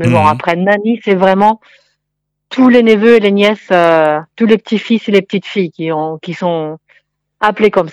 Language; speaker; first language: French; non-native, fluent; Italian